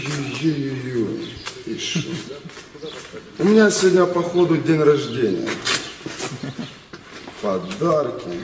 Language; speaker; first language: Russian; native; Russian